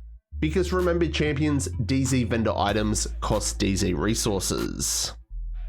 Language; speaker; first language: English; native; English